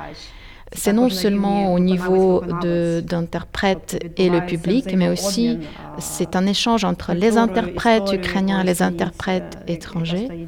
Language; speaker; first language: French; non-native, fluent; Ukrainian